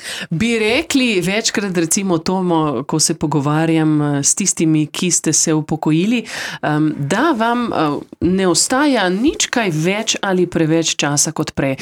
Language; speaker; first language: Slovenian; native; Slovenian